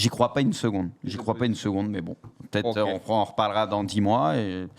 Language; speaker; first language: French; native; French